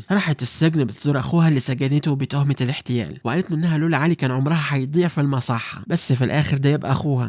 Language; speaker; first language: Arabic; native; Arabic